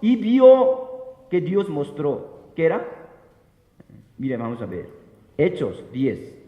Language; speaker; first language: Spanish; non-native, fluent; Korean